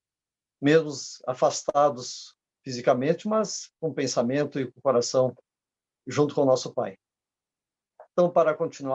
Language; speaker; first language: Portuguese; native; Portuguese